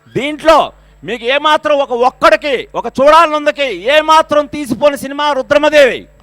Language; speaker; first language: Telugu; native; Telugu